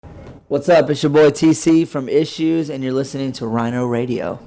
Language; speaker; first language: English; native; English